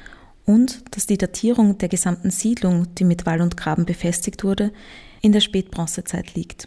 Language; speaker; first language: German; native; German